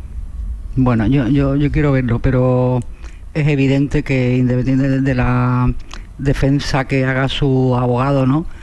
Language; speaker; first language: Spanish; native; Spanish